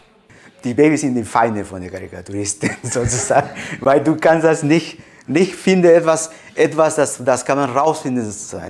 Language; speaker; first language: German; non-native, fluent; Spanish